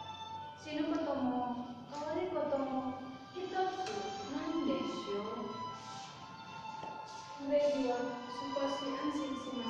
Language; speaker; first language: Japanese; non-native, learner; Indonesian